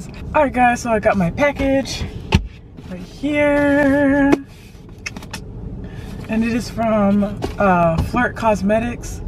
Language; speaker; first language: English; native; English